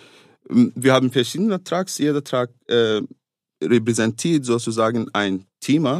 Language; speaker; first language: German; non-native, fluent; Arabic